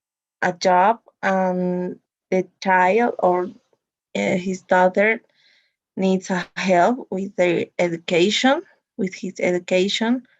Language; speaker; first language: English; non-native, learner; Spanish